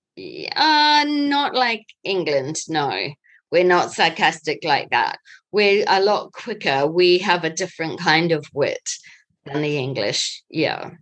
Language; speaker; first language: English; native; English